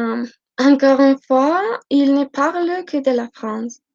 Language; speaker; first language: French; non-native, learner; Spanish